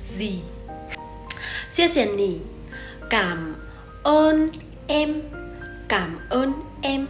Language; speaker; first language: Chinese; non-native, fluent; Vietnamese